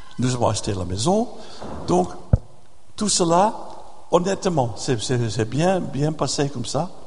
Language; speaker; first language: French; non-native, fluent; Dutch